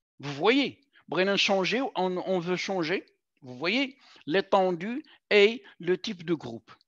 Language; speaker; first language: French; non-native, local second language; Arabic